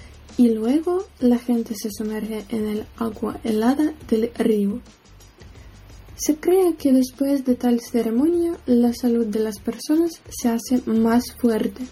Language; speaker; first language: Spanish; non-native, learner; Ukrainian